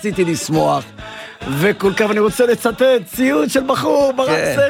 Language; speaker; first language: Hebrew; native; Hebrew